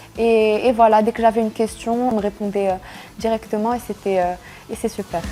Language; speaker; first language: French; non-native, local second language; Arabic